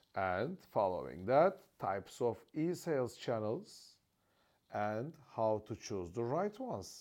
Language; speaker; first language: English; non-native, fluent; Turkish